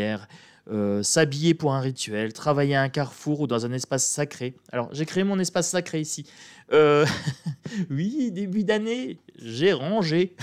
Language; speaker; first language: French; native; French